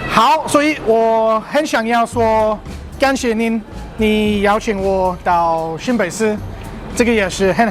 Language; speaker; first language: Chinese; non-native, fluent; English